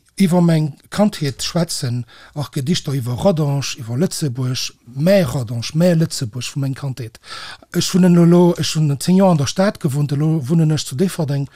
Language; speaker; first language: Luxembourgish; early bilingual, other home language; Portuguese